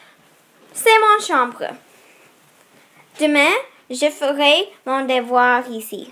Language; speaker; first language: French; non-native, learner; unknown